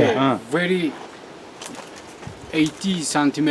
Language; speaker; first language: English; non-native, learner; Tajik